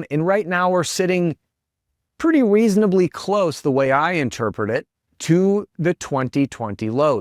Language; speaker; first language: English; native; English